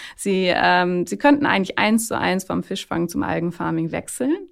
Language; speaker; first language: German; native; German